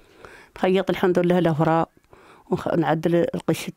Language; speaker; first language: Arabic; native; Arabic